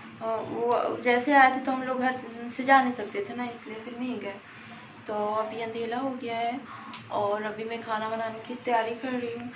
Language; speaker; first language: Hindi; native; Hindi